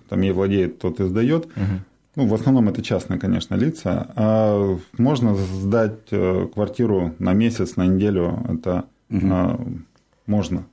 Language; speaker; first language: Russian; native; Russian